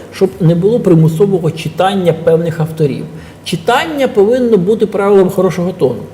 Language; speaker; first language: Ukrainian; native; Ukrainian